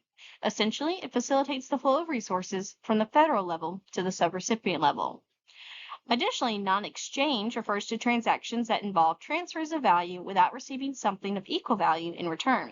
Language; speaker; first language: English; native; English